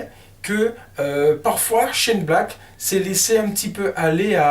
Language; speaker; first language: French; native; French